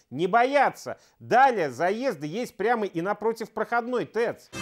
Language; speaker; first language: Russian; native; Russian